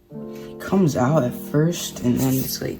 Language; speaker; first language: English; native; English